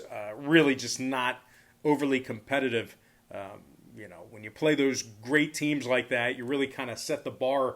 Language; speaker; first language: English; native; English